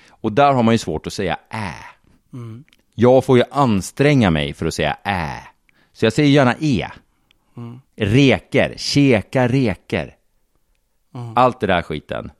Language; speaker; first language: Swedish; native; Swedish